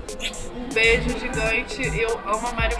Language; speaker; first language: Portuguese; native; Portuguese